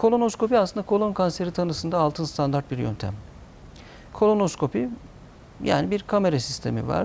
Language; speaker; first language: Turkish; native; Turkish